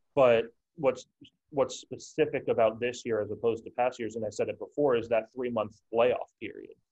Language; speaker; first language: English; native; English